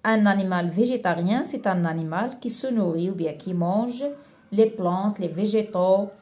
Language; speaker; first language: French; non-native, local second language; Arabic